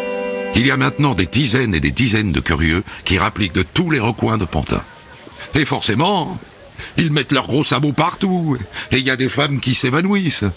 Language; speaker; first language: French; native; French